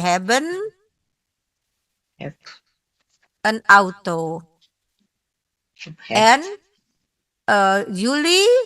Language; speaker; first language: Dutch; non-native, fluent; Indonesian